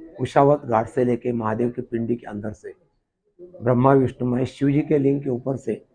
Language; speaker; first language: Hindi; non-native, local second language; Marathi